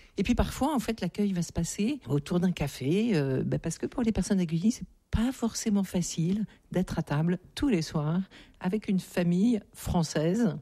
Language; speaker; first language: French; native; French